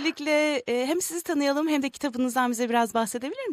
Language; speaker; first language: Turkish; native; Turkish